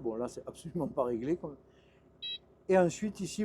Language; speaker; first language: French; native; French